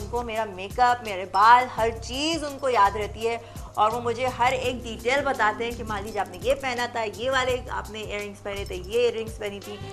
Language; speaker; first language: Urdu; native; Urdu